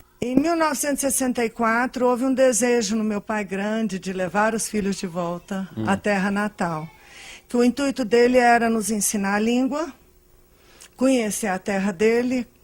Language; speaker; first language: Portuguese; early bilingual, other home language; Arabic